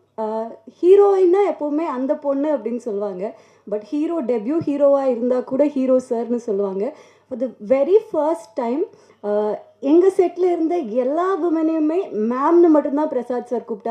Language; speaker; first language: Tamil; native; Tamil